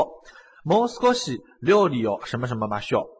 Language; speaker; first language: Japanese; non-native, fluent; Chinese